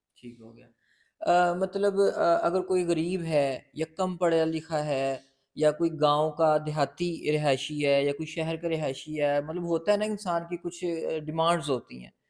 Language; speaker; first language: Urdu; native; Urdu